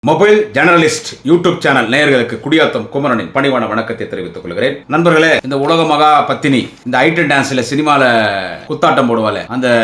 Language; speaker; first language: Tamil; non-native, local second language; Telugu